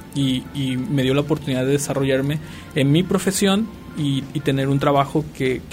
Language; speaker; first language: Spanish; native; Spanish